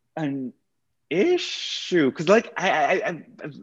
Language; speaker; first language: English; non-native, local second language; Filipino